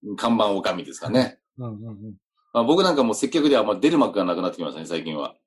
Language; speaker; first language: Japanese; native; Japanese